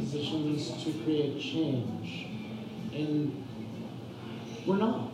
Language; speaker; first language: English; native; English